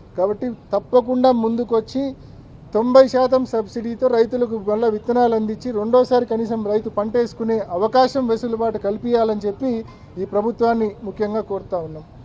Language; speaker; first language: Telugu; native; Telugu